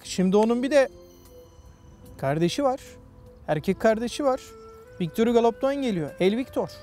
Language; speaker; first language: Turkish; native; Turkish